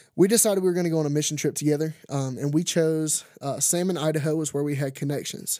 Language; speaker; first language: English; native; English